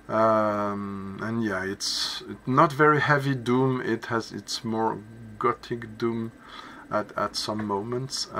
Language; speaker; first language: English; non-native, fluent; French